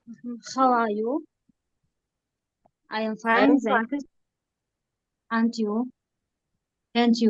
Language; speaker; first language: English; non-native, learner; Kyrgyz